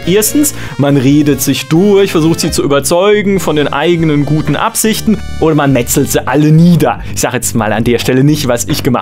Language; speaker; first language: German; native; German